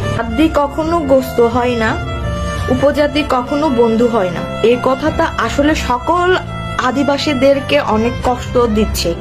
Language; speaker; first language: Bangla; non-native, local second language; Chakma